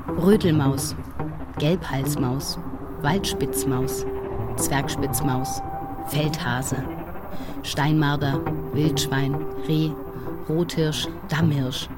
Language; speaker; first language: German; native; German